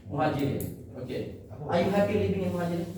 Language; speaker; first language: English; non-native, fluent; Indonesian